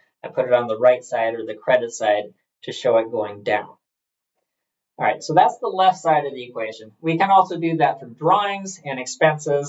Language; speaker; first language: English; native; English